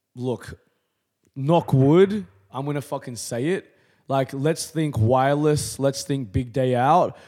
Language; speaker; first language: English; native; English